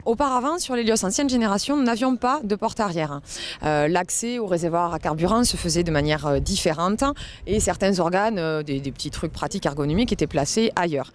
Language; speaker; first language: French; native; French